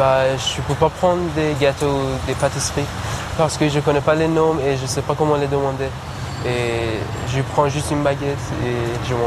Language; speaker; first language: French; non-native, learner; Persian